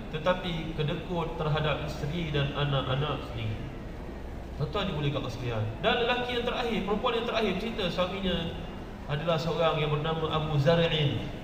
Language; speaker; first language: Malay; native; Malay